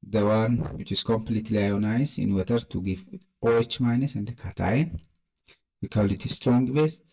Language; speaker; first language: English; non-native, local second language; Amharic